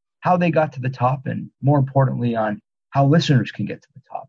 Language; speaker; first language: English; native; English